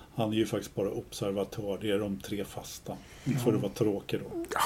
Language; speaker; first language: Swedish; native; Swedish